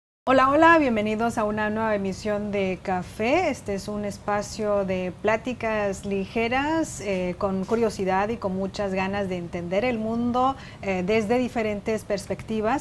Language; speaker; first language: Spanish; non-native, fluent; Chinese